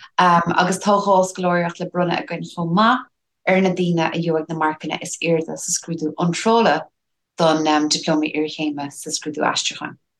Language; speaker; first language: Irish; native; Irish